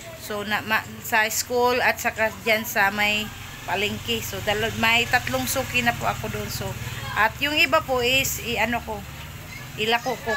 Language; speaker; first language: Filipino; non-native, local second language; Cebuano